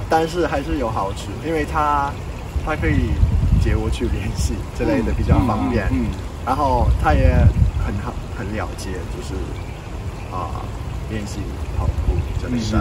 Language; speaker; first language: Chinese; non-native, fluent; English